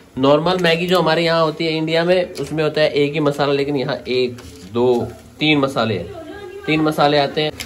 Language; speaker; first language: Hindi; native; Hindi